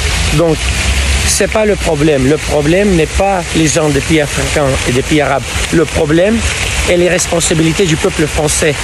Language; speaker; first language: French; non-native, fluent; Russian